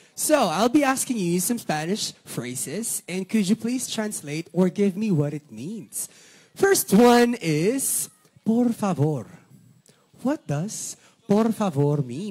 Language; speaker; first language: English; non-native, local second language; Filipino